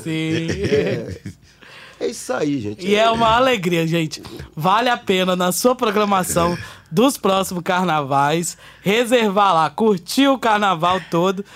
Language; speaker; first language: Portuguese; native; Portuguese